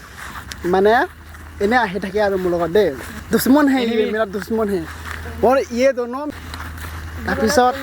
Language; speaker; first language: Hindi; non-native, local second language; Assamese